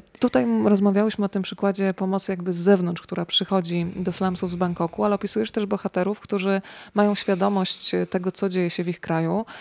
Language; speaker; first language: Polish; native; Polish